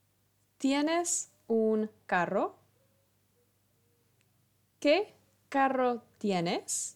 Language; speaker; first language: Spanish; non-native, fluent; English